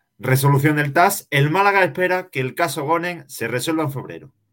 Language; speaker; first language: Spanish; native; Spanish